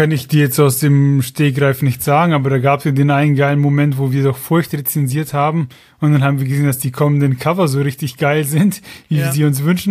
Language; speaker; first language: German; native; German